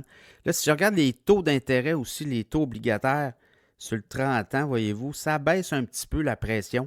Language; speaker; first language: French; native; French